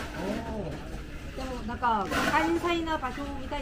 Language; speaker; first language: Japanese; non-native, learner; Korean